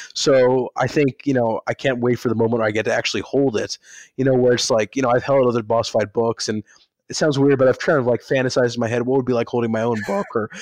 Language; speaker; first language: English; native; English